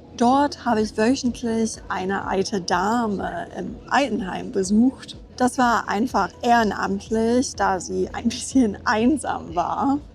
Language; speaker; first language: German; non-native, fluent; English